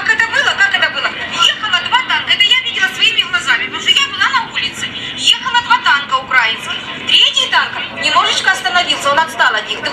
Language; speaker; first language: Russian; native; Russian